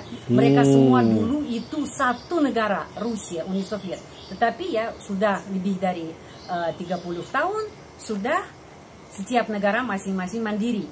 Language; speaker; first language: Indonesian; non-native, fluent; Russian